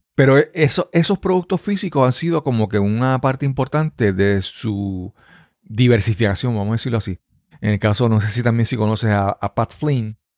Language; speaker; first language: Spanish; native; Spanish